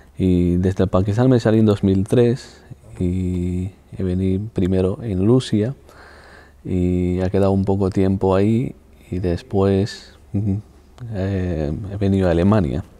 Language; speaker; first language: Spanish; non-native, fluent; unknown